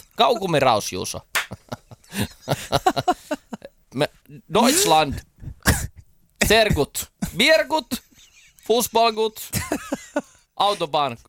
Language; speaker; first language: German; non-native, learner; Finnish